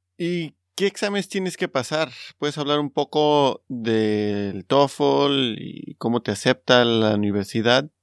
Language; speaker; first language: Spanish; native; Spanish